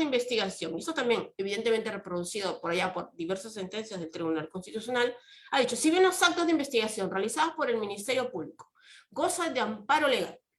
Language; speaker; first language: Spanish; native; Spanish